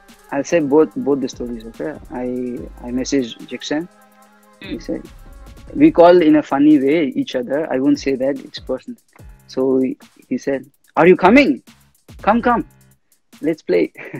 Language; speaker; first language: English; non-native, local second language; Tamil